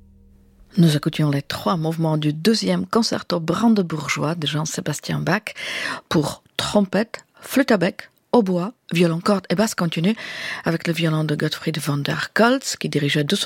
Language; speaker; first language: French; native; French